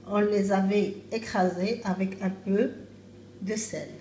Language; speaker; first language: French; non-native, local second language; Arabic